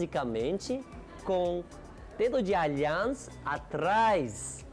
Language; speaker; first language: Portuguese; non-native, learner; Turkish